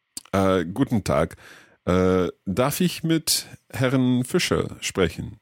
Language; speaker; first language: German; non-native, learner; English